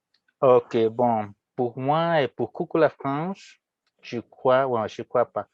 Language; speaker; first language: French; non-native, fluent; Spanish